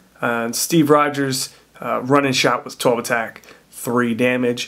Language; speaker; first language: English; native; English